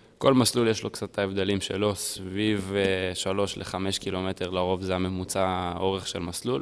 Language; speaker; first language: Hebrew; early bilingual, heritage; Hebrew